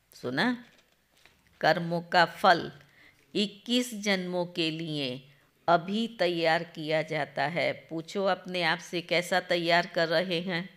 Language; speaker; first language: Hindi; non-native, local second language; Gujarati